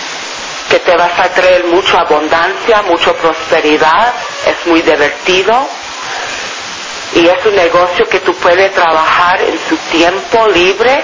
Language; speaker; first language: Spanish; non-native, fluent; English